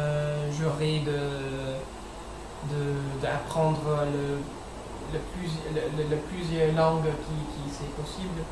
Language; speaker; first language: French; non-native, learner; English